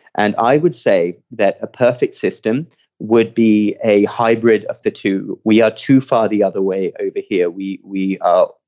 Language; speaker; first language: English; native; English